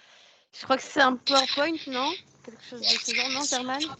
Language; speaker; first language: French; native; French